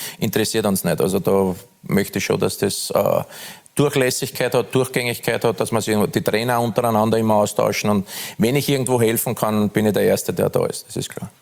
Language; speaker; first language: German; native; German